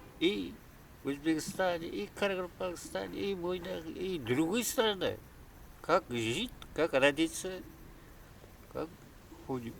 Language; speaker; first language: Russian; non-native, local second language; Kara-Kalpak